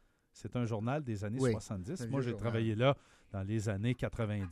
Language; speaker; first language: French; native; French